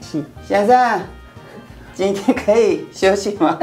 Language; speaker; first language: Chinese; non-native, learner; Japanese